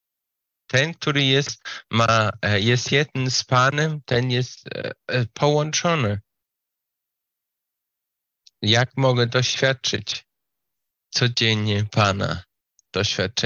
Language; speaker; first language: Polish; non-native, learner; Slovak